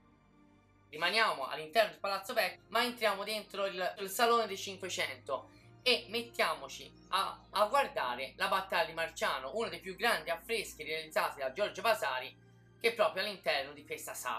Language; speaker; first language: Italian; native; Italian